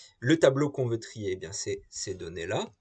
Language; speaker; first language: French; native; French